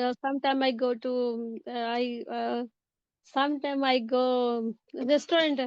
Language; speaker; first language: English; non-native, learner; Urdu